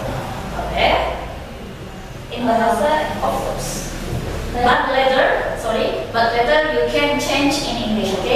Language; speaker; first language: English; non-native, learner; Indonesian